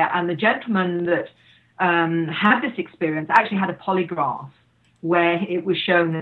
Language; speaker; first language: English; native; English